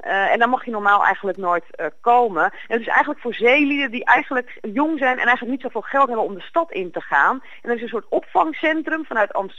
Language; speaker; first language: Dutch; native; Dutch